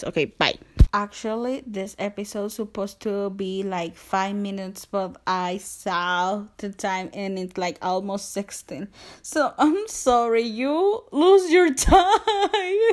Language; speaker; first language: English; non-native, learner; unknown